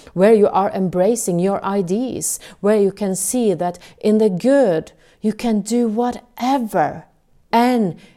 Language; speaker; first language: English; non-native, fluent; Norwegian